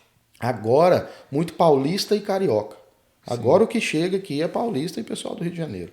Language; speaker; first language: Portuguese; native; Portuguese